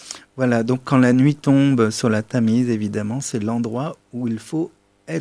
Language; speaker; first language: French; native; French